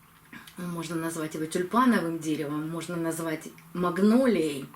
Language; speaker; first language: Russian; native; Russian